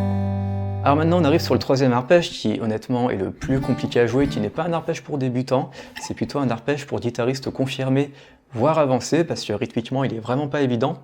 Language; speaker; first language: French; native; French